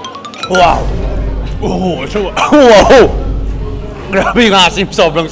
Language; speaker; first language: Filipino; native; Filipino